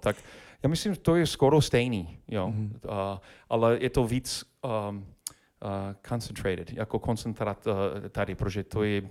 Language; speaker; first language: Czech; non-native, learner; English